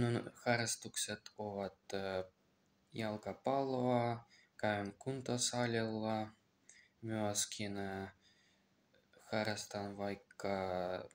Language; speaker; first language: Finnish; non-native, learner; Ukrainian